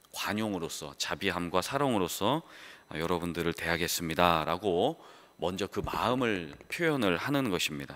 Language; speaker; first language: Korean; native; Korean